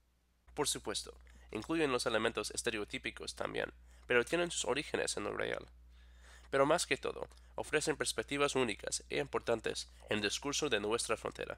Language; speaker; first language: Spanish; non-native, fluent; English